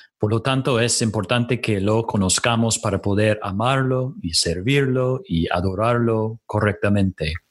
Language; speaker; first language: Spanish; non-native, fluent; English